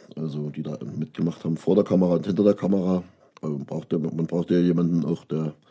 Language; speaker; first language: German; native; German